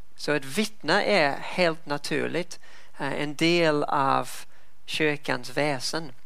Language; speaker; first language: Swedish; non-native, fluent; English